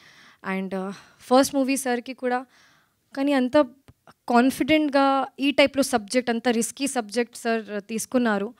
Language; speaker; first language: Telugu; non-native, learner; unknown